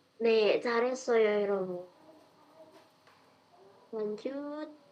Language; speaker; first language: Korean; non-native, fluent; Indonesian